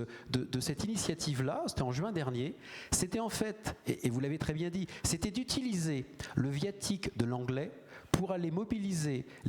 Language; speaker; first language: French; native; French